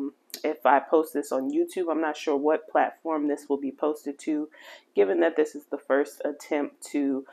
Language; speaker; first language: English; native; English